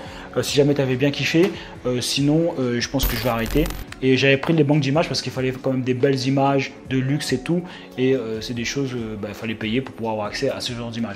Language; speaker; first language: French; native; French